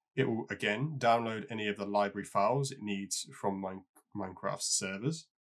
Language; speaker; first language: English; native; English